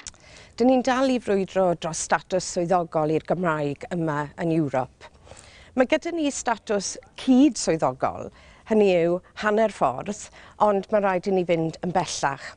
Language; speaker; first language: Welsh; non-native, local second language; English